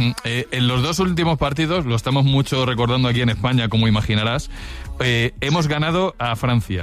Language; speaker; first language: Spanish; native; Spanish